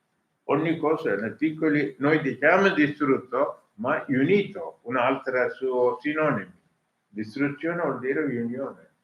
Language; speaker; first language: Italian; non-native, learner; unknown